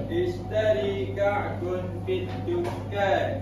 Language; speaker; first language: Arabic; non-native, learner; Malay